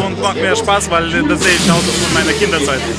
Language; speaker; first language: German; non-native, learner; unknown